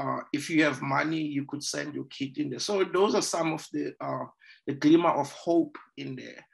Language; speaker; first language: English; non-native, local second language; Zulu